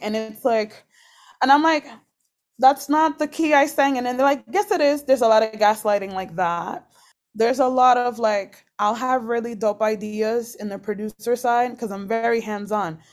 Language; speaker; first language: English; early bilingual, other home language; Spanish